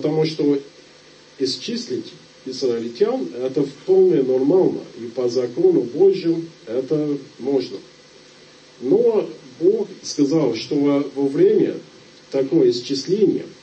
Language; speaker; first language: Russian; non-native, fluent; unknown